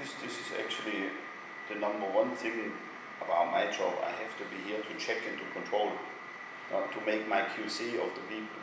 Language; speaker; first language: English; non-native, fluent; German